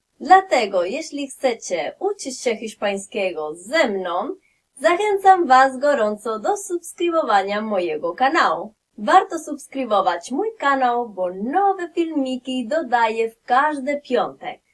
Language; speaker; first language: Polish; non-native, fluent; Spanish